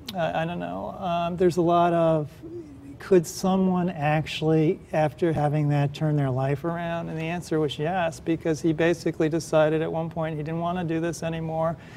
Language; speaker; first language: English; native; English